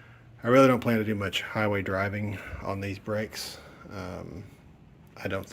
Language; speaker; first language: English; native; English